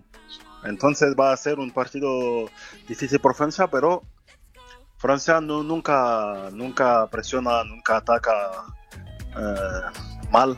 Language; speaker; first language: Spanish; non-native, fluent; French